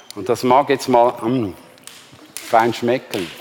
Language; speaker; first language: German; native; German